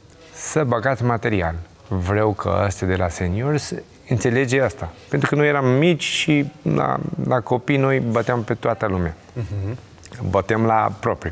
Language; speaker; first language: Romanian; non-native, learner; Portuguese